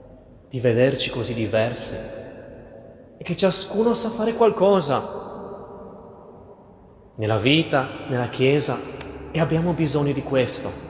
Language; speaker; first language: Italian; non-native, fluent; Portuguese